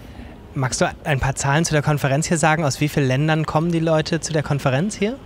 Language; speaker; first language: German; native; German